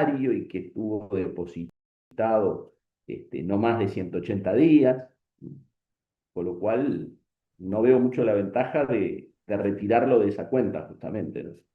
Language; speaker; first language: Spanish; native; Spanish